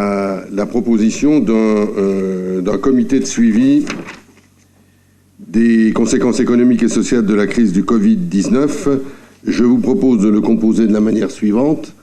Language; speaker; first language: French; native; French